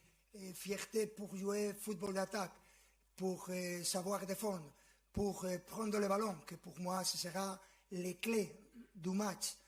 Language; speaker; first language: French; non-native, fluent; Spanish